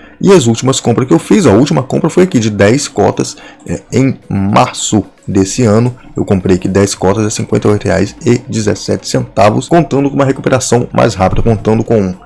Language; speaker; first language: Portuguese; native; Portuguese